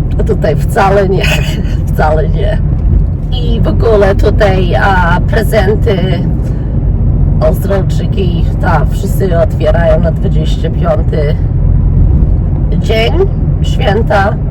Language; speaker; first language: Polish; early bilingual, heritage; English